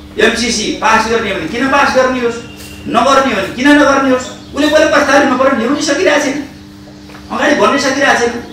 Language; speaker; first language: Nepali; native; Nepali